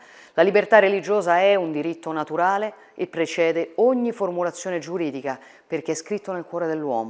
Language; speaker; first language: Italian; native; Italian